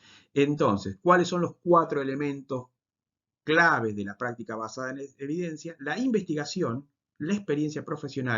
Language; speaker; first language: Spanish; native; Spanish